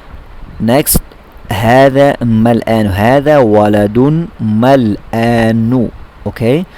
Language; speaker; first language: Arabic; non-native, fluent; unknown